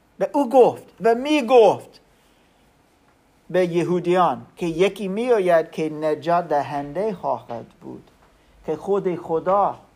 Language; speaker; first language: Persian; non-native, learner; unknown